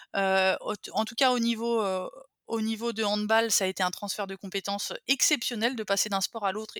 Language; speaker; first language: French; native; French